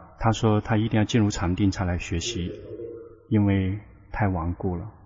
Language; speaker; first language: Chinese; non-native, fluent; Thai